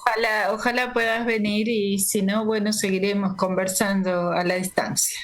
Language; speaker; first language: Spanish; native; Spanish